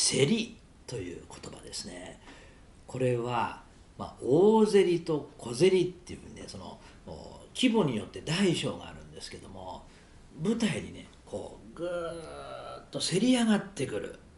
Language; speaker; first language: Japanese; native; Japanese